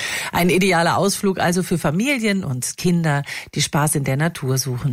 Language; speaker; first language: German; native; German